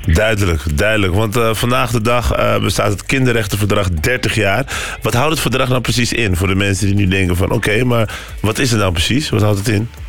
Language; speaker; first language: Dutch; native; Dutch